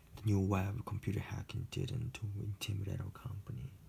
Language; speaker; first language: English; non-native, fluent; Japanese